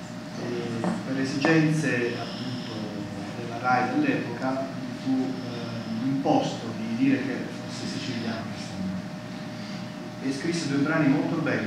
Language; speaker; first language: Italian; native; Italian